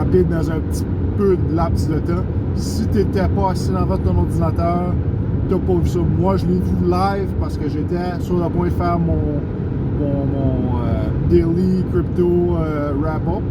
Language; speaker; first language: French; native; French